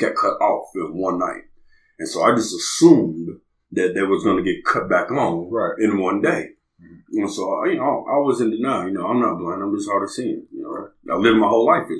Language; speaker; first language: English; native; English